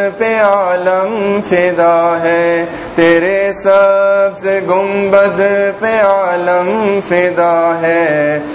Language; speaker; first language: Urdu; native; Urdu